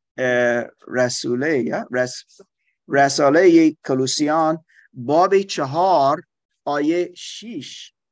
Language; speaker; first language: Persian; non-native, learner; German